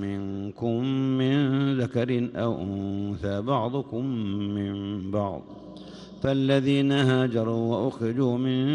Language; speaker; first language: Arabic; native; Arabic